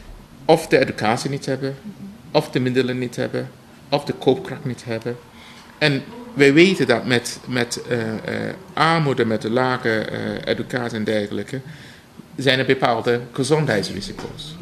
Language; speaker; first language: Dutch; non-native, fluent; English